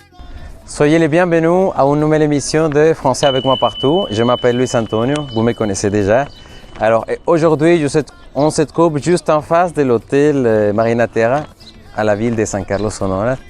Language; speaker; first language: French; non-native, fluent; Spanish